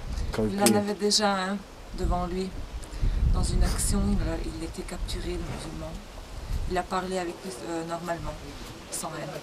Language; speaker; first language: French; non-native, fluent; Bosnian